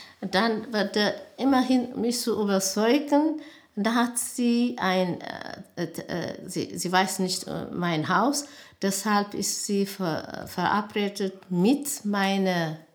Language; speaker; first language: German; non-native, learner; Amharic